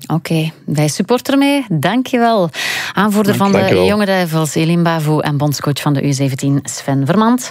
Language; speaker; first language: Dutch; native; Dutch